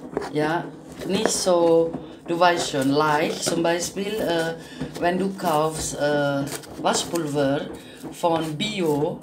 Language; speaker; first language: German; non-native, learner; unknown